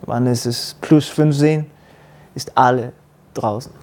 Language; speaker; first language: German; non-native, learner; Danish